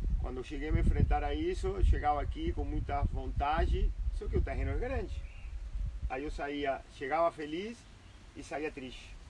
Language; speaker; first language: Portuguese; non-native, fluent; Spanish